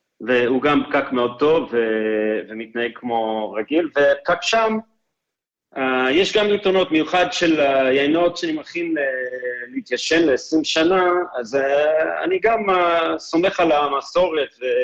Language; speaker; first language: Hebrew; non-native, fluent; English